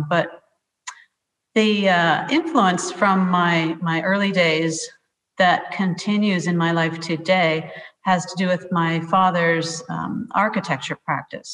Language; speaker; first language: English; native; English